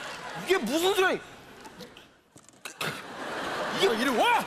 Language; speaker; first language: Korean; native; Korean